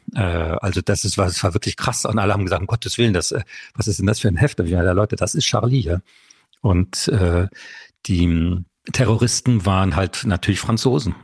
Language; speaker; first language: German; early bilingual, other home language; French